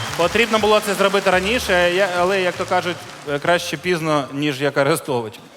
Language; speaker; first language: Ukrainian; non-native, local second language; Russian